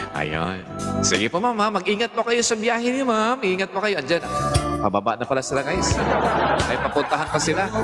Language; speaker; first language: Filipino; native; Filipino